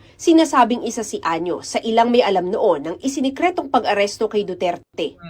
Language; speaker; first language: Filipino; native; Filipino